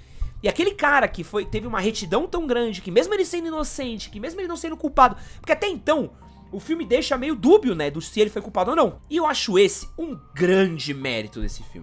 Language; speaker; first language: Portuguese; native; Portuguese